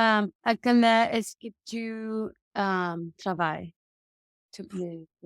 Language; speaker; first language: French; non-native, learner; English